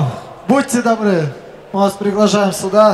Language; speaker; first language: Russian; native; Russian